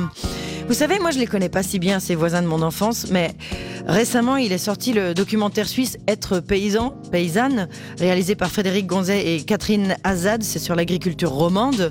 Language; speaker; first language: French; native; French